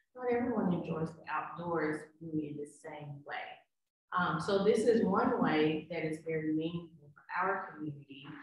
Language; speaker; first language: English; native; English